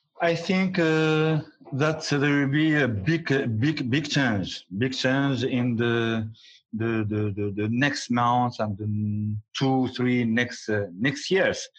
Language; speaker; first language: English; non-native, learner; Arabic